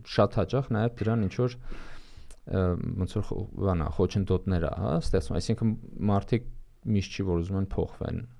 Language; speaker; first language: Armenian; native; Armenian